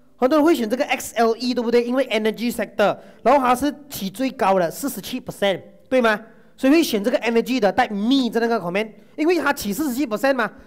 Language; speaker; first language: Chinese; non-native, local second language; Tamil